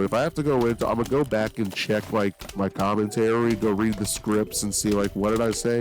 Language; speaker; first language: English; native; English